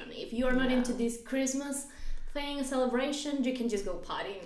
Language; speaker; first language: English; non-native, fluent; Spanish